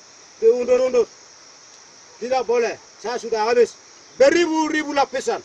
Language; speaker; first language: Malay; non-native, local second language; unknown